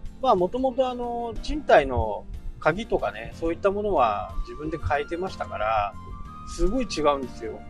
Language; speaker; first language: Japanese; native; Japanese